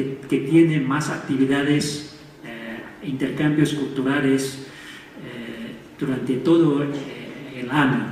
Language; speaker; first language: Spanish; non-native, fluent; Chinese